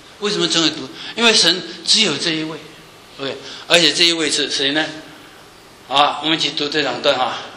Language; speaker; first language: Chinese; native; Chinese